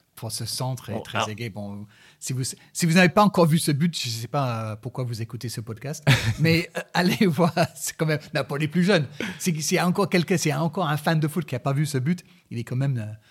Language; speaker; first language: French; non-native, fluent; English